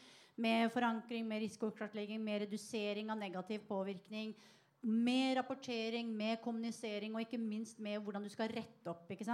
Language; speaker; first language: Norwegian; native; Norwegian